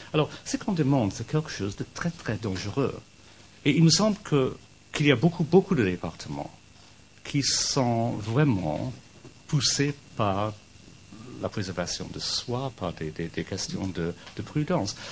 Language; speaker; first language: French; non-native, fluent; English